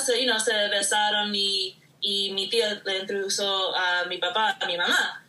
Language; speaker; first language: Spanish; early bilingual, heritage; Spanish